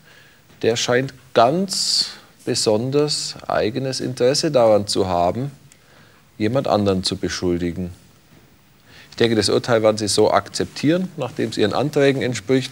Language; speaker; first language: German; native; German